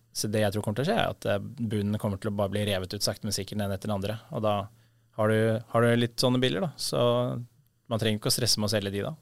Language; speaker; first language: Norwegian; native; Norwegian